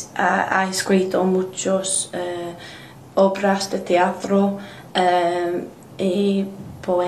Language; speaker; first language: Spanish; non-native, learner; English